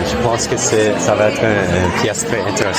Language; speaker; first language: French; non-native, learner; English